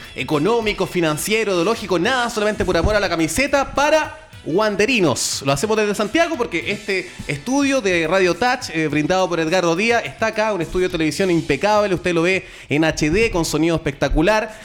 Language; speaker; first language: Spanish; native; Spanish